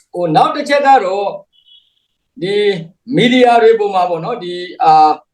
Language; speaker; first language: Burmese; native; Burmese